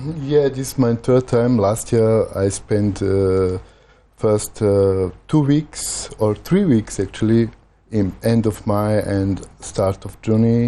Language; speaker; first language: English; non-native, learner; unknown